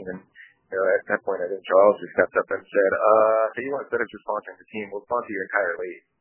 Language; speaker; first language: English; early bilingual, other home language; Japanese